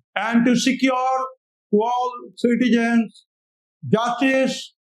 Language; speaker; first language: English; non-native, local second language; Bangla